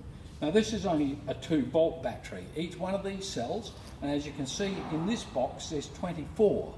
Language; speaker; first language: English; native; English